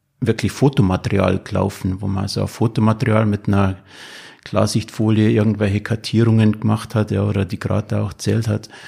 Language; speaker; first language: German; native; German